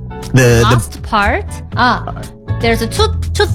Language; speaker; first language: English; non-native, learner; Korean